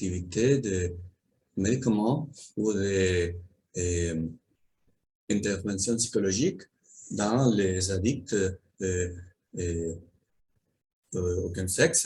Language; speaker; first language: French; non-native, learner; Spanish